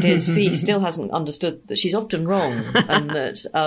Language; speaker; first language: English; native; English